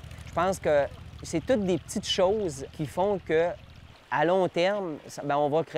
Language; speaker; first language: French; native; French